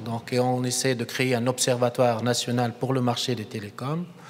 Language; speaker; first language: French; non-native, local second language; Arabic